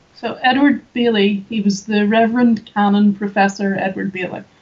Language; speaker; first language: English; native; English